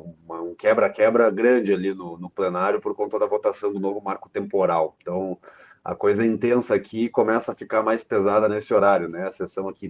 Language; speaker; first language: Portuguese; native; Portuguese